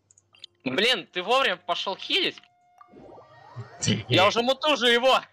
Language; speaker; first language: Russian; native; Russian